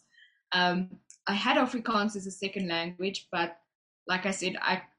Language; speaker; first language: English; native; English